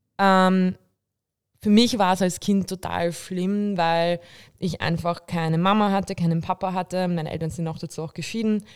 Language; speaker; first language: German; early bilingual, other home language; Bulgarian